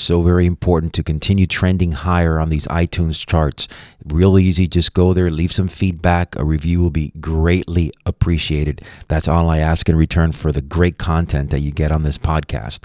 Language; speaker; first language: English; native; English